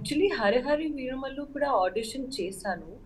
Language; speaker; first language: Telugu; non-native, learner; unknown